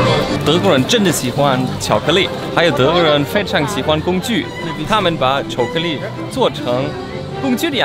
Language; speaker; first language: Chinese; non-native, fluent; German